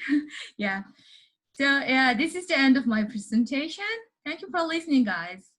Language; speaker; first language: English; non-native, learner; Mongolian